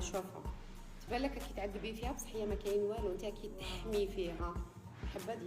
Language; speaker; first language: Arabic; native; Arabic